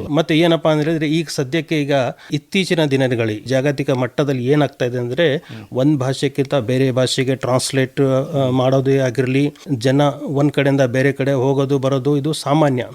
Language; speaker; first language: Kannada; non-native, local second language; Urdu